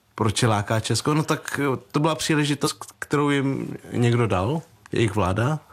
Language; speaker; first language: Czech; early bilingual, other home language; Vietnamese